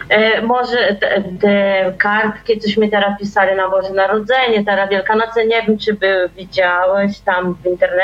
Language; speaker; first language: Polish; early bilingual, heritage; Polish